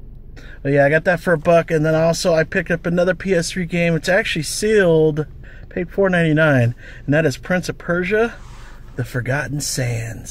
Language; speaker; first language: English; native; English